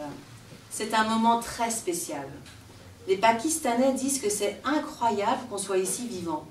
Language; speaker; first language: French; native; French